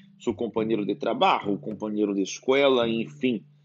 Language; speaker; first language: Portuguese; non-native, learner; Spanish